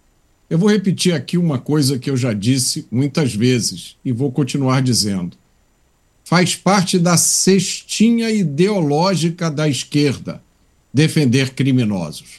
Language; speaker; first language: Portuguese; native; Portuguese